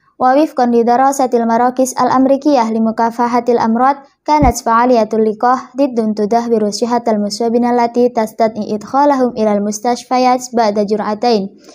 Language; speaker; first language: Arabic; non-native, learner; Indonesian